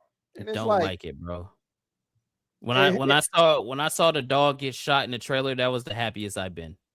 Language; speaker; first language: English; native; English